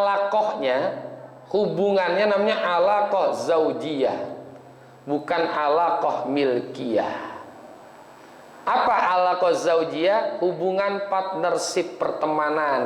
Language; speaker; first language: Indonesian; native; Indonesian